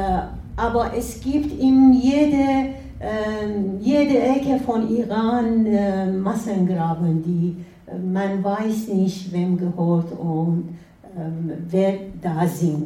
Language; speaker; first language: German; non-native, fluent; Persian